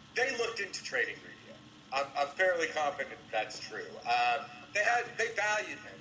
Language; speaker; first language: English; native; English